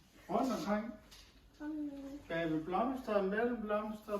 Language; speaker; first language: Danish; native; Danish